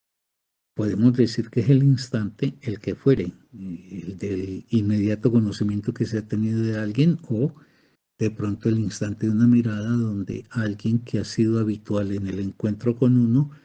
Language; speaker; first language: Spanish; native; Spanish